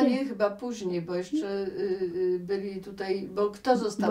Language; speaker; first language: Polish; native; Polish